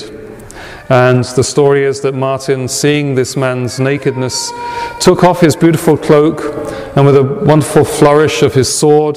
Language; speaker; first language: English; native; English